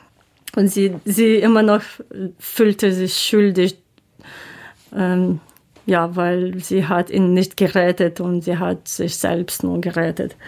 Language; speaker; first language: German; non-native, learner; Ukrainian